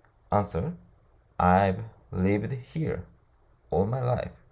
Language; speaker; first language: English; non-native, fluent; Japanese